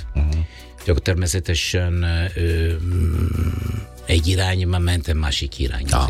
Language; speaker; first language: Hungarian; non-native, fluent; Italian